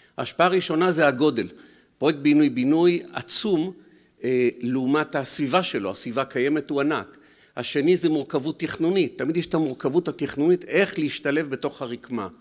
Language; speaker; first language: Hebrew; native; Hebrew